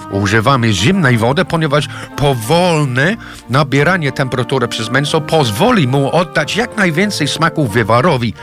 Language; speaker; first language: Polish; non-native, fluent; English